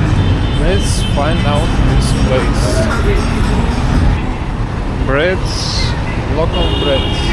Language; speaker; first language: English; non-native, fluent; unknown